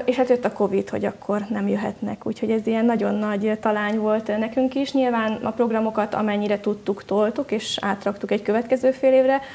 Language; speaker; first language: Hungarian; native; Hungarian